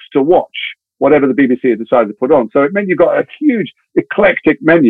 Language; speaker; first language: English; native; English